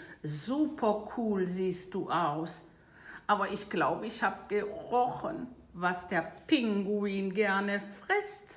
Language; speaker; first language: German; native; German